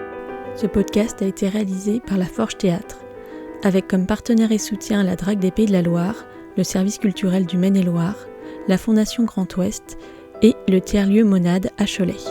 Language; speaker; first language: French; native; French